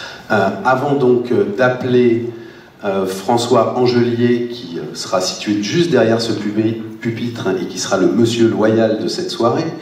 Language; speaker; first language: French; native; French